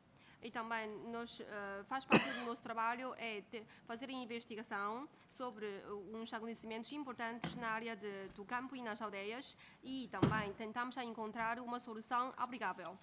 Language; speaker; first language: Portuguese; non-native, fluent; Chinese